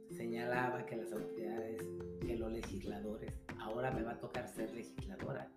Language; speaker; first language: Spanish; native; Spanish